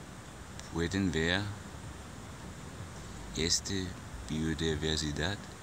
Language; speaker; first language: Spanish; non-native, learner; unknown